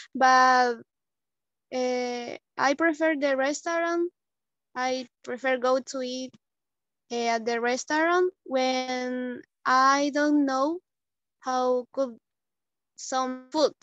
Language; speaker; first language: English; non-native, learner; Spanish